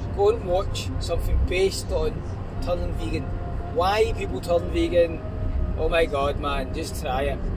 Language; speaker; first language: English; native; English